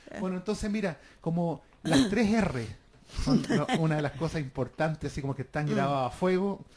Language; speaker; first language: Spanish; native; Spanish